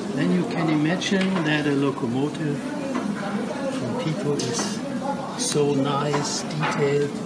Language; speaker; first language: English; non-native, fluent; German